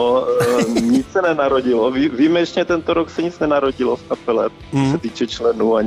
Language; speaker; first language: Czech; native; Czech